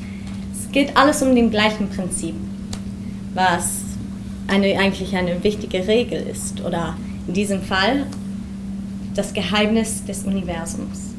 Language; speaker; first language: German; early bilingual, heritage; German